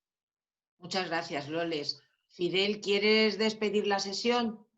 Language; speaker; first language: Spanish; native; Spanish